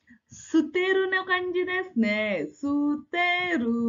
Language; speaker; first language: Japanese; non-native, fluent; Marathi